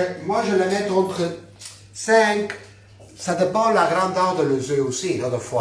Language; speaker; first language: French; non-native, fluent; Spanish